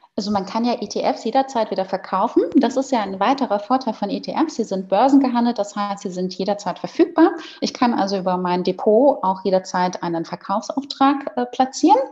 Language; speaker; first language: German; native; German